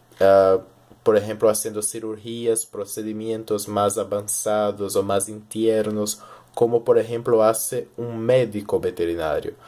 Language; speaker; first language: Spanish; early bilingual, heritage; Portuguese